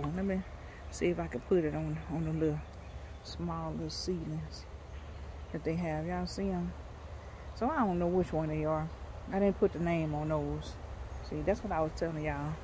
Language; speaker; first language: English; native; English